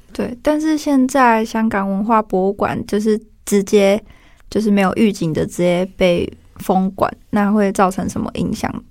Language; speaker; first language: Chinese; native; Chinese